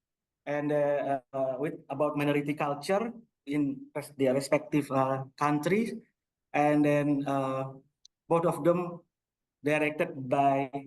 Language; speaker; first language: English; non-native, local second language; Indonesian